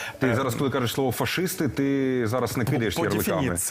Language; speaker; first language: Ukrainian; native; Ukrainian